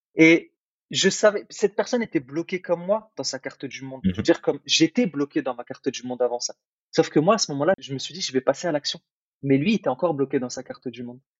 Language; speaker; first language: French; early bilingual, other home language; Arabic